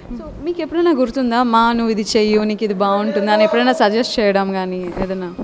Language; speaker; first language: Telugu; native; Telugu